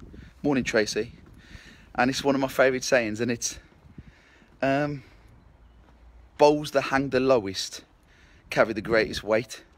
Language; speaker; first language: English; native; English